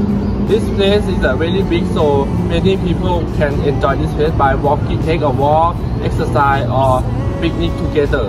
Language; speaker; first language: English; non-native, learner; Thai